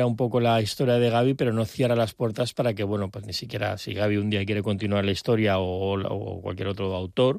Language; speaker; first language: Spanish; native; Spanish